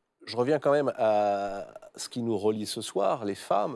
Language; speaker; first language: French; native; French